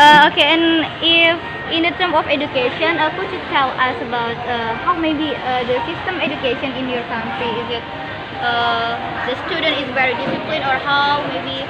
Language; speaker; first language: English; non-native, learner; Indonesian